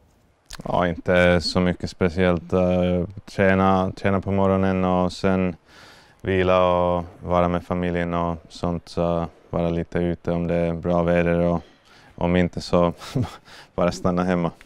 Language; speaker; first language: Swedish; non-native, fluent; Finnish